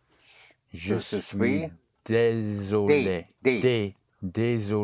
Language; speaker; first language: French; non-native, learner; English